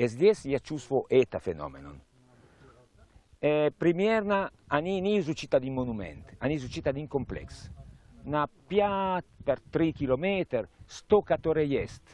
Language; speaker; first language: Russian; non-native, learner; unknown